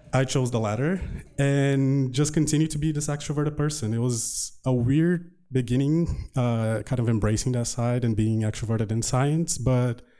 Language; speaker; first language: English; non-native, fluent; Portuguese